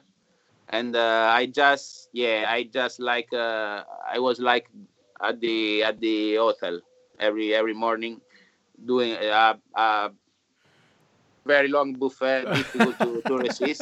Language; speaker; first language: English; non-native, learner; Italian